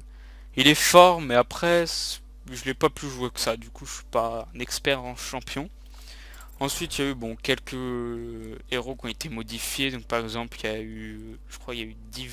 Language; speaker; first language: French; native; French